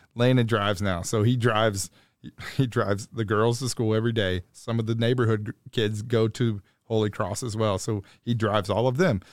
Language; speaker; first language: English; native; English